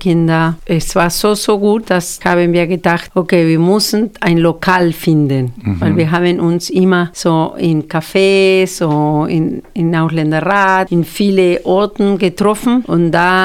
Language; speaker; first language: German; non-native, fluent; Spanish